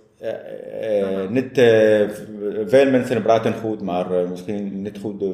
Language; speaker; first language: Dutch; non-native, learner; Arabic